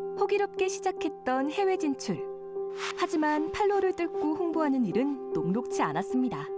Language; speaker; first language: Korean; native; Korean